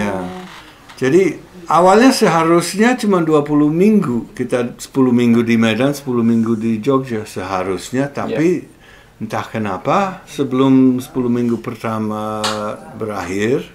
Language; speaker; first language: Indonesian; non-native, fluent; English